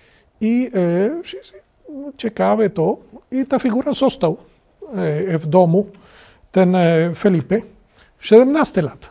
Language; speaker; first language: Polish; non-native, learner; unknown